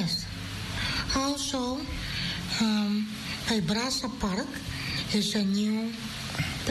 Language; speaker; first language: English; non-native, learner; Dutch